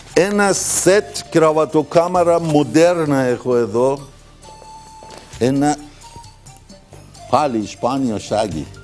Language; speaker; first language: Greek; non-native, learner; Persian